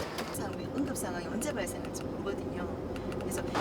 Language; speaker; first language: Korean; native; Korean